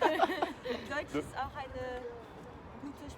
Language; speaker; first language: German; non-native, learner; French